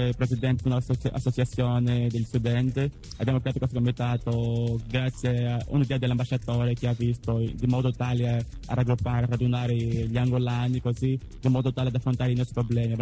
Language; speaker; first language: Italian; non-native, fluent; Portuguese